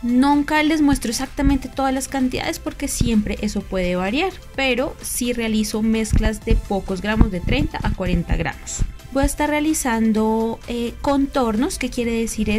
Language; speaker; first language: Spanish; native; Spanish